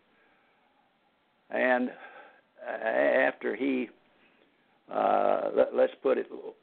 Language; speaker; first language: English; native; English